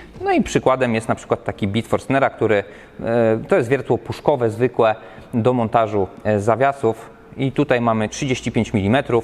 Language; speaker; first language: Polish; native; Polish